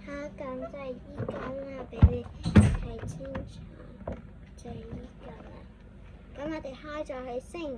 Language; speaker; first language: Cantonese; native; Cantonese